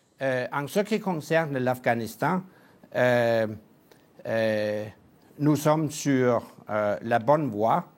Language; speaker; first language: French; non-native, fluent; Danish